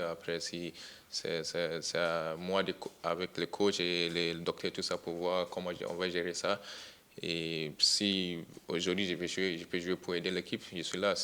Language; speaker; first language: French; non-native, fluent; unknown